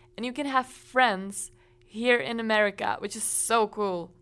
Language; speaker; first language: English; non-native, fluent; Czech